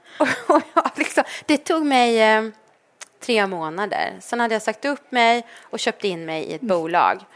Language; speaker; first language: Swedish; native; Swedish